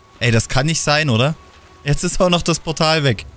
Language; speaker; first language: German; native; German